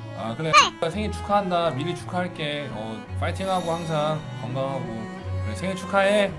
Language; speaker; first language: Korean; native; Korean